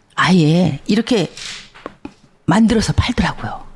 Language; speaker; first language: Korean; native; Korean